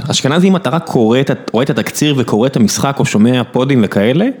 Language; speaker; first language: Hebrew; native; Hebrew